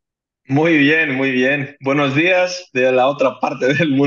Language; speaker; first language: Spanish; non-native, fluent; Greek